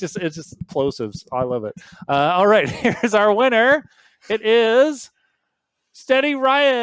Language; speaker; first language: English; native; English